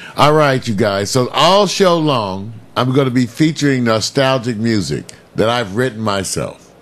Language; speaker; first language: English; native; English